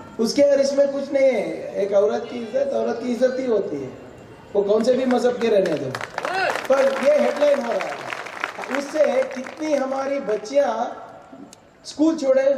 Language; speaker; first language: Hindi; non-native, local second language; Kannada